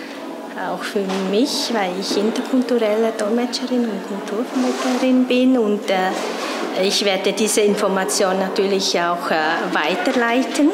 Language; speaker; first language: German; non-native, fluent; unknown